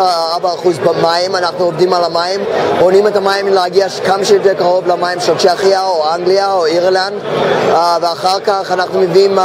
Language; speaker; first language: Hebrew; non-native, fluent; English